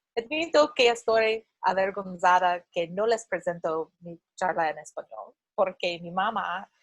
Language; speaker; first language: Spanish; non-native, learner; English